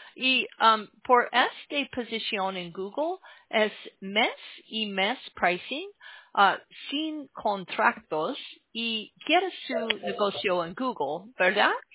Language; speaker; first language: Spanish; non-native, learner; English